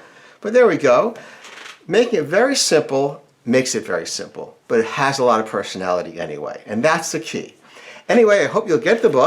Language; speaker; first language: English; native; English